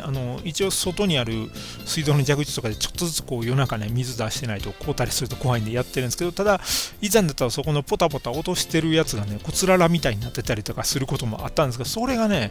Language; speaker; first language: Japanese; native; Japanese